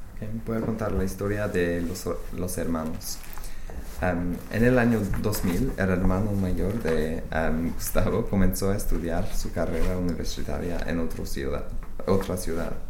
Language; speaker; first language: Spanish; non-native, learner; English